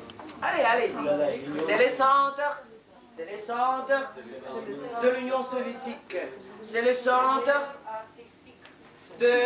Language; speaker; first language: French; non-native, fluent; Russian